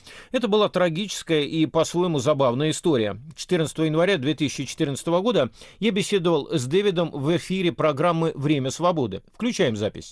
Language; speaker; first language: Russian; native; Russian